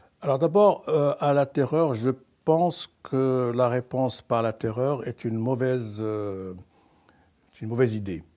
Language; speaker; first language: French; non-native, local second language; Arabic